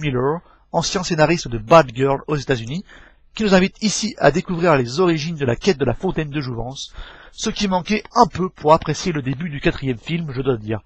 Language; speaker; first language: French; native; French